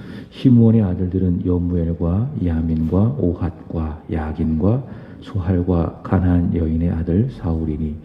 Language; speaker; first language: Korean; native; Korean